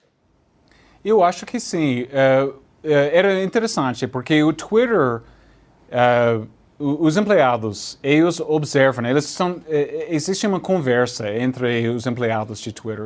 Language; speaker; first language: Portuguese; non-native, learner; English